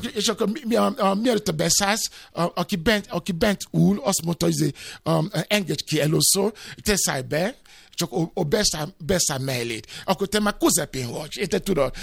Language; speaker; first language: Hungarian; non-native, fluent; Yoruba